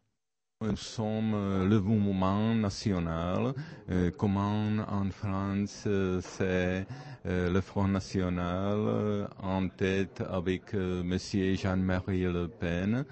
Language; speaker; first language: French; non-native, learner; Czech